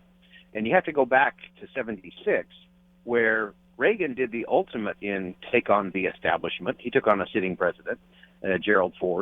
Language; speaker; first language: English; native; English